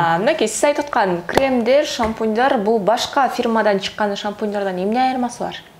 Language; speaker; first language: Kyrgyz; native; Kyrgyz